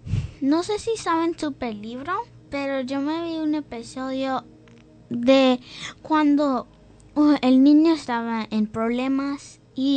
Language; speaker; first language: Spanish; early bilingual, heritage; English